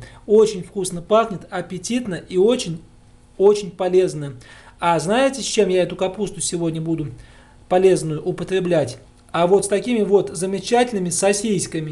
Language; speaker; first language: Russian; native; Russian